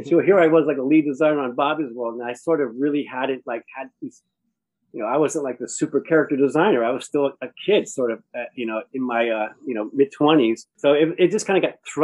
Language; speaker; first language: English; native; English